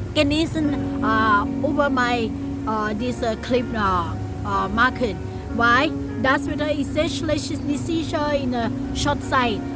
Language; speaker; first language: German; non-native, learner; Thai